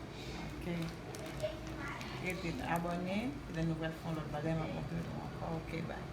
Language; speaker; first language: French; non-native, local second language; Haitian Creole